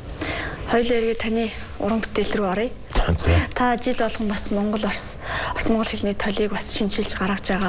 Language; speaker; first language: Mongolian; native; Mongolian